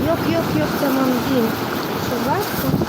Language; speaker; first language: Turkish; non-native, learner; Arabic